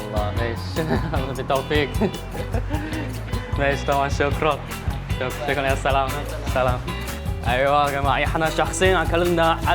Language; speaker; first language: Arabic; non-native, fluent; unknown